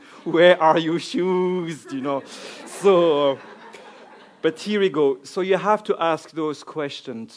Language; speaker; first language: English; non-native, fluent; French